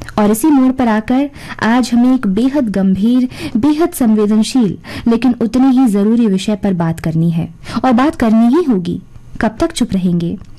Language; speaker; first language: Hindi; native; Hindi